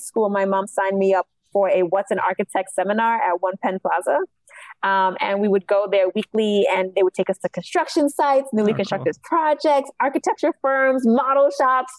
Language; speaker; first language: English; native; English